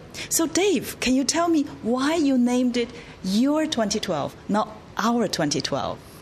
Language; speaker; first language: English; non-native, fluent; Chinese